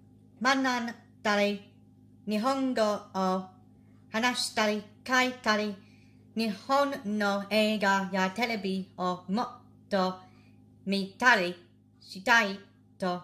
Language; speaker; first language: Japanese; non-native, learner; English